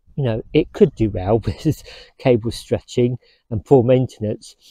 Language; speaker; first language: English; native; English